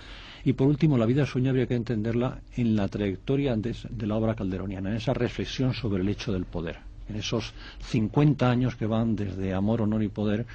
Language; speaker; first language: Spanish; native; Spanish